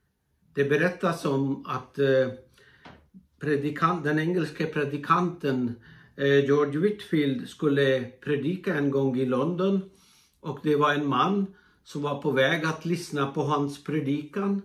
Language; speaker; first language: Swedish; non-native, fluent; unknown